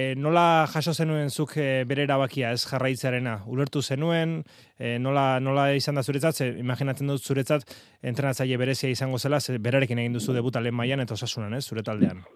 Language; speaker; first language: Basque; native; Basque